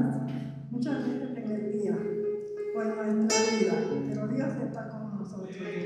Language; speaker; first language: Spanish; native; Spanish